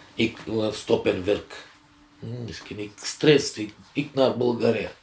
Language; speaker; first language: Dutch; non-native, learner; Bulgarian